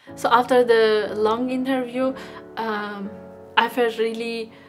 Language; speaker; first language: English; non-native, fluent; Arabic